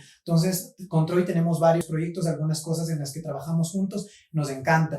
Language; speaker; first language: Spanish; native; Spanish